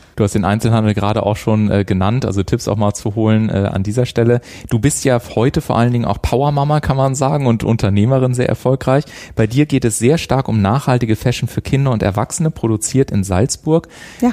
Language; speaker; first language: German; native; German